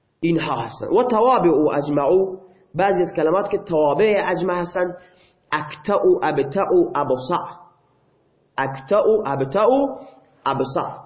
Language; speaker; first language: Persian; non-native, local second language; Baluchi